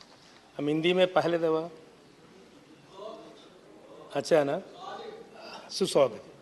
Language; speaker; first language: Hindi; non-native, learner; Malayalam